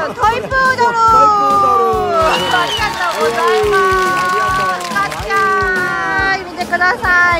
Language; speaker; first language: Japanese; native; Japanese